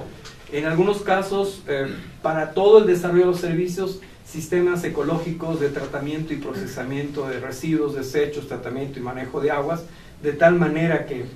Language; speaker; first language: Spanish; native; Spanish